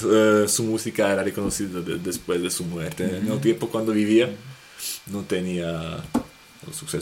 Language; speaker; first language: Spanish; non-native, fluent; Slovak